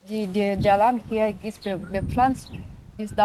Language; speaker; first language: German; non-native, learner; Romanian